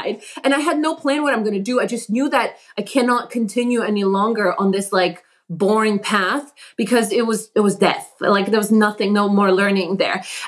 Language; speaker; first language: English; non-native, fluent; Polish